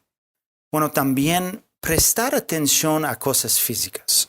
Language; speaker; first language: Spanish; non-native, fluent; English